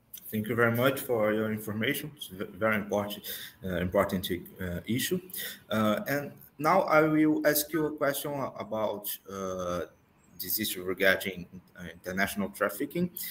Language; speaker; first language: English; non-native, fluent; Portuguese